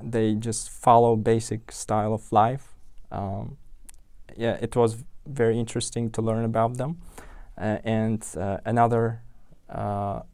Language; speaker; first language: English; non-native, fluent; Uzbek